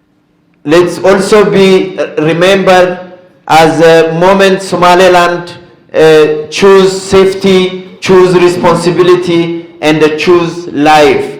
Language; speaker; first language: English; non-native, fluent; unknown